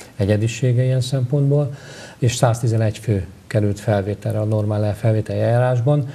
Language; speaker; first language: Hungarian; native; Hungarian